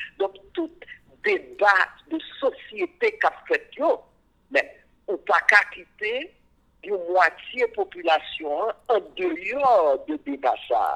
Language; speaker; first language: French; non-native, local second language; Haitian Creole